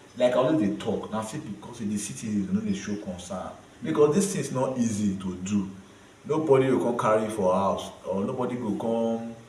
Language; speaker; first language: Nigerian Pidgin; native; Nigerian Pidgin